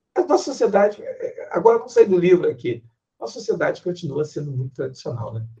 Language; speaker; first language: Portuguese; native; Portuguese